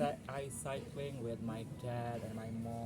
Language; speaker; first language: English; non-native, learner; Indonesian